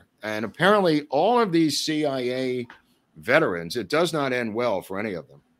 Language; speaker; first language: English; native; English